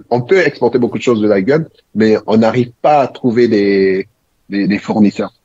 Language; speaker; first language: French; non-native, local second language; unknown